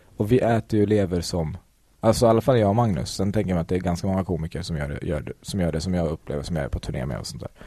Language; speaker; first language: Swedish; early bilingual, other home language; Kurdish